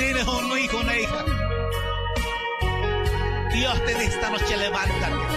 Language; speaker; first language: Spanish; native; Spanish